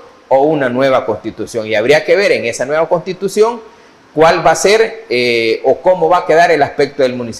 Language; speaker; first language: Spanish; native; Spanish